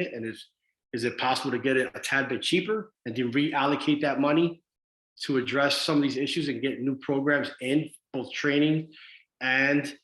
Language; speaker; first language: English; early bilingual, other home language; Spanish